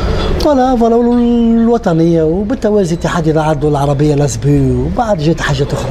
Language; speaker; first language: Arabic; native; Arabic